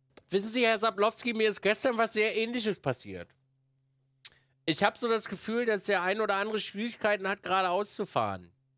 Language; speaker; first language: German; native; German